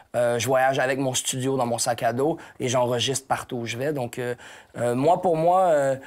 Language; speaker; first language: French; native; French